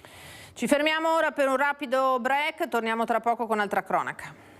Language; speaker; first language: Italian; native; Italian